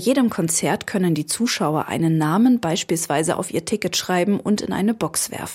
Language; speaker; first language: German; native; German